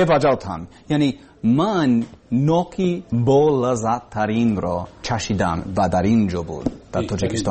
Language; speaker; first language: Persian; non-native, learner; English